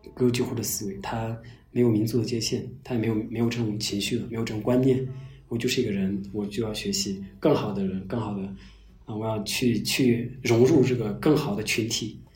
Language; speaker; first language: Chinese; non-native, local second language; Tibetan